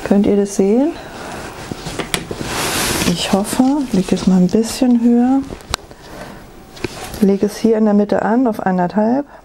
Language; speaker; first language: German; native; German